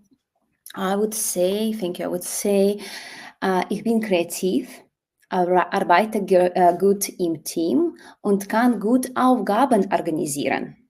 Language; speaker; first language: German; non-native, learner; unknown